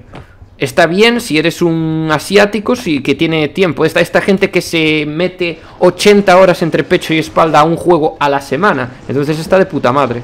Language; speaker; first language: Spanish; native; Spanish